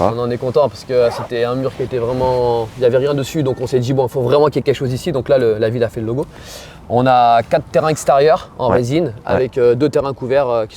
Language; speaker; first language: French; native; French